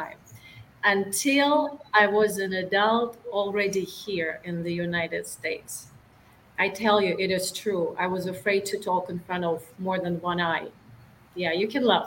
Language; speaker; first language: English; non-native, fluent; Russian